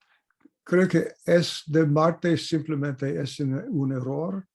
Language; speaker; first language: Spanish; non-native, fluent; English